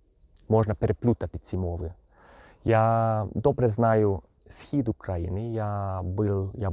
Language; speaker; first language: Ukrainian; non-native, fluent; Hungarian